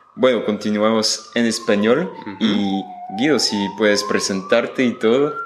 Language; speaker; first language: Spanish; non-native, fluent; French